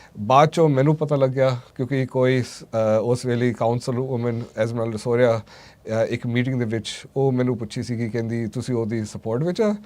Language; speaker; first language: Punjabi; early bilingual, heritage; Punjabi